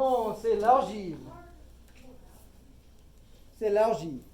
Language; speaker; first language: French; non-native, fluent; English